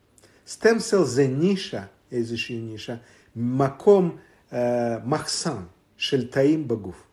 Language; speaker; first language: Hebrew; non-native, fluent; Russian